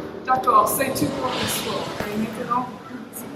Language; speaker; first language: French; non-native, learner; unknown